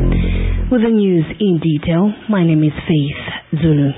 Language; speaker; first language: English; non-native, local second language; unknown